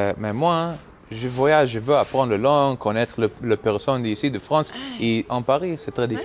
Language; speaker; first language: French; non-native, learner; English